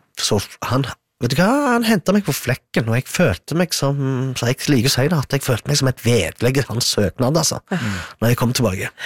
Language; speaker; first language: Norwegian; early bilingual, other home language; Arabic